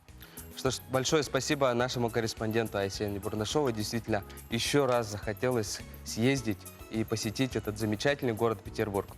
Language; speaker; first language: Russian; native; Russian